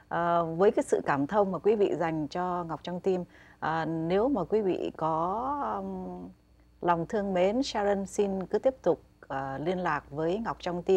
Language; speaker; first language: Vietnamese; native; Vietnamese